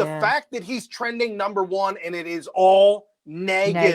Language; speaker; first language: English; native; English